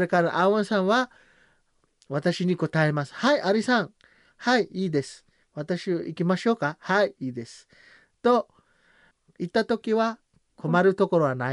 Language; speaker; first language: Japanese; non-native, learner; Samoan